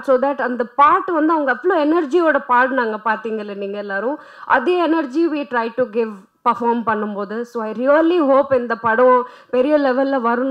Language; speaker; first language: Tamil; non-native, fluent; Punjabi